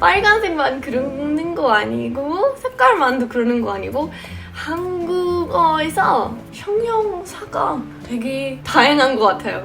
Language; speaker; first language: Korean; non-native, fluent; English